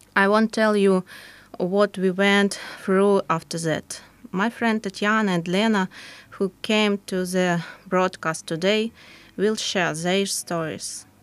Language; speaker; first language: English; non-native, fluent; Ukrainian